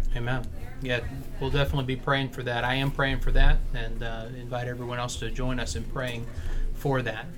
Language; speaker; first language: English; native; English